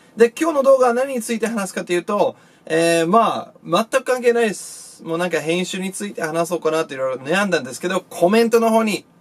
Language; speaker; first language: Japanese; non-native, fluent; English